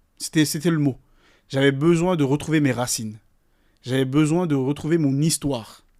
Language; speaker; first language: French; early bilingual, other home language; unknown